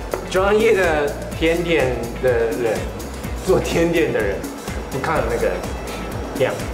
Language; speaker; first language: Chinese; non-native, fluent; Japanese